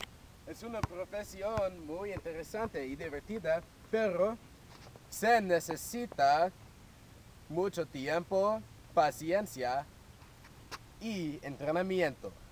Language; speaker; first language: Spanish; non-native, learner; English